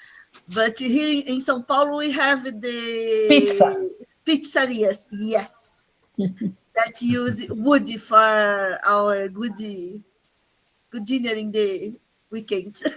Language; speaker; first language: English; non-native, learner; Portuguese